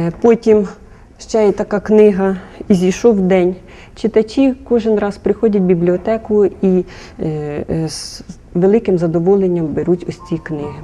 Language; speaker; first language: Ukrainian; native; Ukrainian